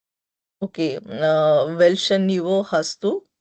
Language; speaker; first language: German; non-native, fluent; Hindi